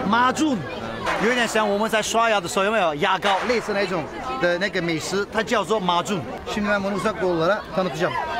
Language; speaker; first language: Chinese; non-native, fluent; Turkish